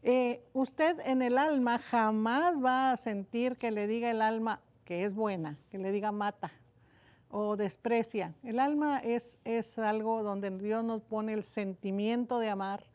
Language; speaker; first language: Spanish; native; Spanish